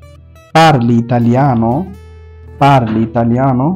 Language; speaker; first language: Italian; non-native, fluent; Bangla